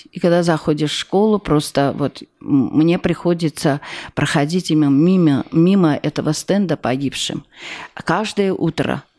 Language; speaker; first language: Russian; non-native, local second language; Armenian